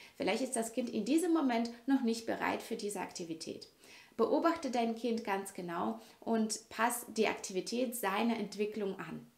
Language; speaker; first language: German; non-native, fluent; Russian